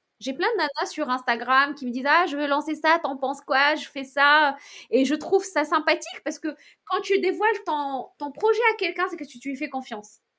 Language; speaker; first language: French; non-native, local second language; Arabic